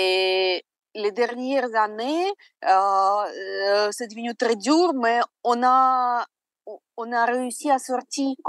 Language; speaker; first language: French; non-native, fluent; Russian